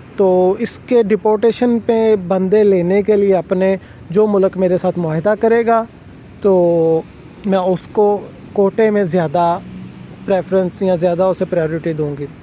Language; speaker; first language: Urdu; native; Urdu